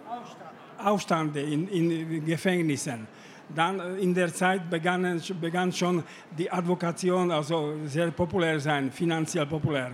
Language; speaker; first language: German; non-native, fluent; Slovak